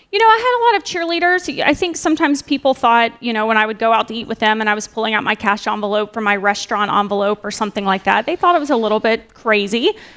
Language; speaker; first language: English; native; English